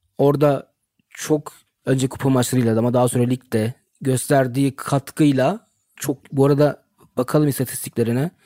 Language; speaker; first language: Turkish; early bilingual, heritage; Turkish